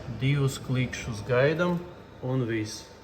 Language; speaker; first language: Latvian; non-native, local second language; Russian